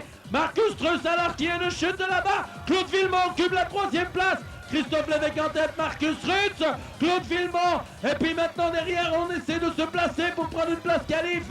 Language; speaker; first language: French; native; French